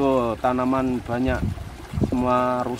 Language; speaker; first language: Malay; non-native, local second language; Javanese